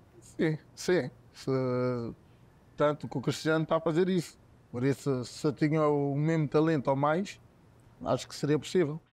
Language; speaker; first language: Portuguese; native; Portuguese